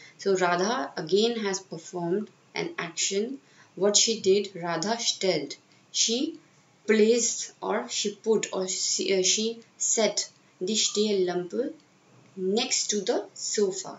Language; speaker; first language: English; non-native, local second language; Hindi